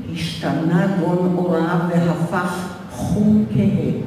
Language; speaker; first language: Hebrew; early bilingual, other home language; Polish